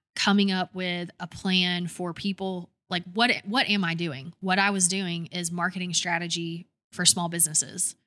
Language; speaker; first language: English; native; English